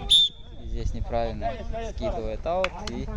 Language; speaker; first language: Russian; non-native, local second language; Kazakh